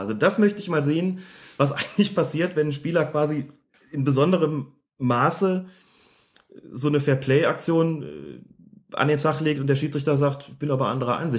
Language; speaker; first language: German; native; German